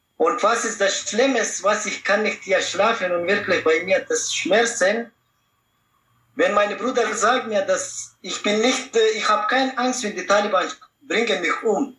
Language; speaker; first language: German; non-native, learner; Pashto